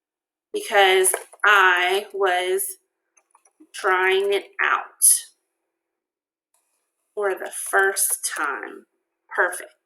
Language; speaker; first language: English; native; English